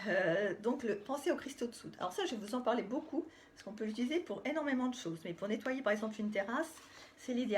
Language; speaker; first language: French; native; French